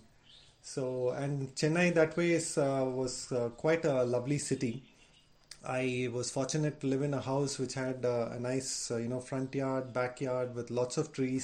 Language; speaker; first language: English; non-native, local second language; Tamil